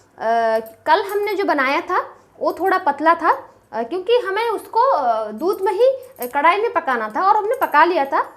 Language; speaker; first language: Hindi; non-native, local second language; Bangla